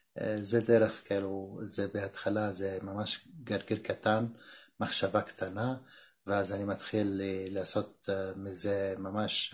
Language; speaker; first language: Hebrew; non-native, local second language; Arabic